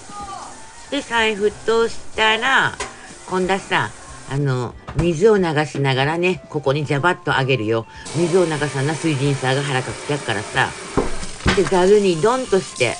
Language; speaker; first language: Japanese; native; Japanese